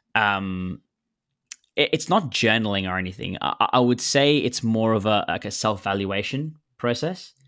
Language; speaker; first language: English; native; English